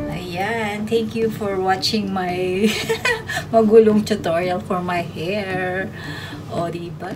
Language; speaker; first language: Filipino; non-native, local second language; Pampanga